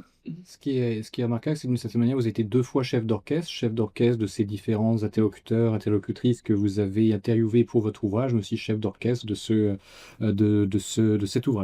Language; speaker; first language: French; native; French